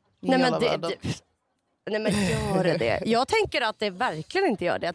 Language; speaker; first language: Swedish; native; Swedish